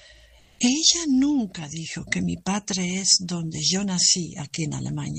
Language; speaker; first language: Spanish; non-native, learner; German